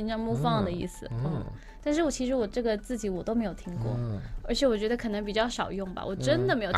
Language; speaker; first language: Chinese; native; Chinese